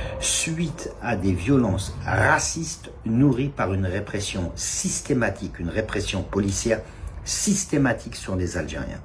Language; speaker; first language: French; non-native, local second language; Kabyle